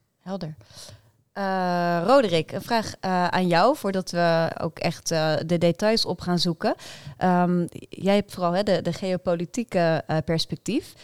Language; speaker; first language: Dutch; native; Dutch